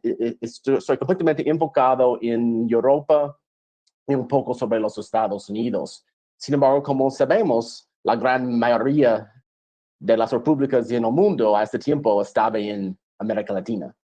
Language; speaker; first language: Spanish; non-native, fluent; English